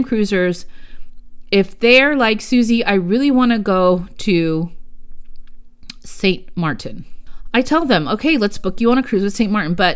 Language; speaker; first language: English; early bilingual, other home language; Spanish